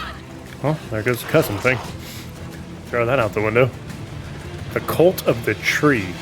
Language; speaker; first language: English; native; English